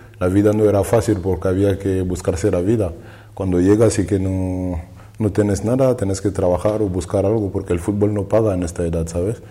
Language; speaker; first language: Spanish; non-native, learner; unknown